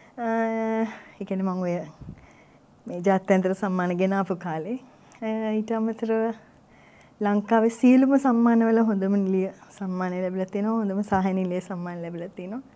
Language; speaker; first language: Sinhala; native; Sinhala